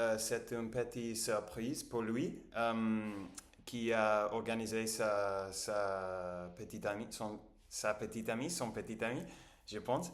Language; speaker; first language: French; non-native, learner; English